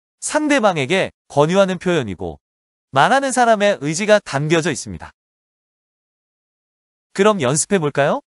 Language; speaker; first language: Korean; native; Korean